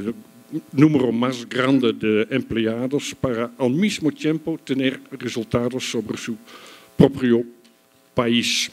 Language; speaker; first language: Spanish; non-native, fluent; Dutch